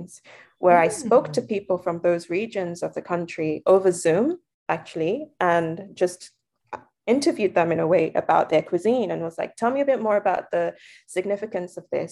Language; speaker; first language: English; non-native, local second language; Yoruba